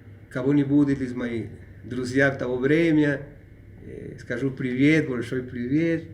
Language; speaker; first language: Russian; non-native, learner; Spanish